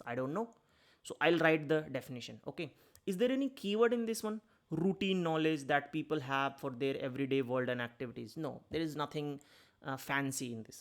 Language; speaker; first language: English; non-native, local second language; Hindi